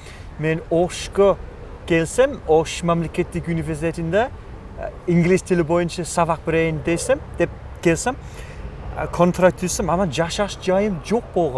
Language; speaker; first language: Kyrgyz; non-native, fluent; English